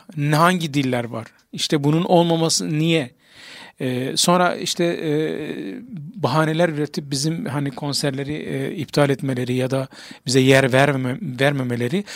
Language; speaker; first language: Turkish; non-native, local second language; Kurdish